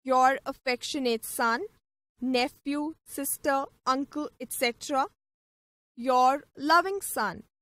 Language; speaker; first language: English; non-native, local second language; Punjabi